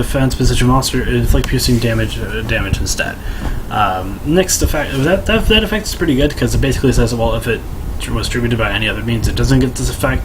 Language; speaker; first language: English; native; English